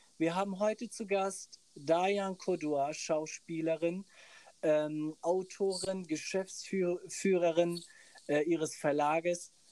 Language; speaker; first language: German; early bilingual, other home language; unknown